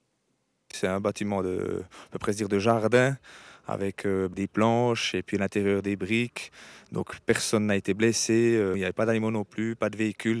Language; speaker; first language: French; native; French